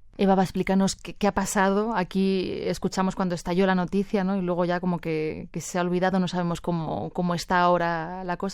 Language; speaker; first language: Spanish; native; Spanish